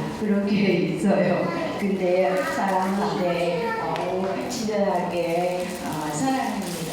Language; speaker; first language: Korean; non-native, learner; Vietnamese